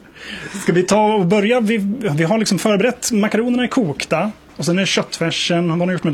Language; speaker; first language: Swedish; native; Swedish